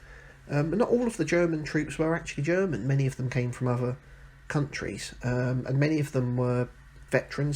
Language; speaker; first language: English; native; English